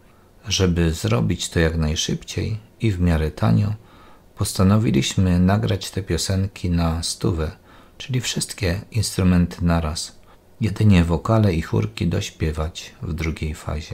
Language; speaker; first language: Polish; native; Polish